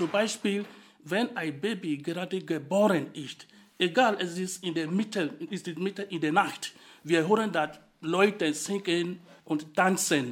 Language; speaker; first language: German; non-native, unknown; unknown